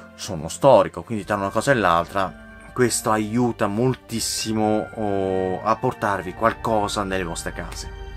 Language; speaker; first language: Italian; native; Italian